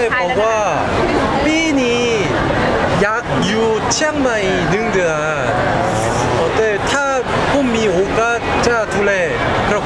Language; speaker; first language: Thai; non-native, fluent; Korean